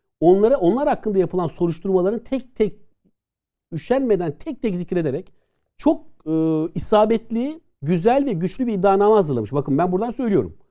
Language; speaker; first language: Turkish; native; Turkish